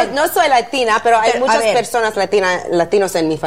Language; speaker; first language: Spanish; non-native, learner; English